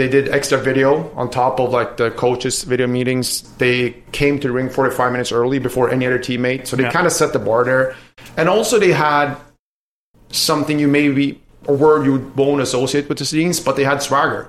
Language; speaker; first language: English; non-native, fluent; Swedish